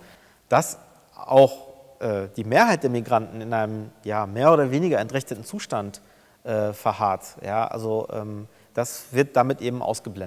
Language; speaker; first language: German; early bilingual, other home language; Turkish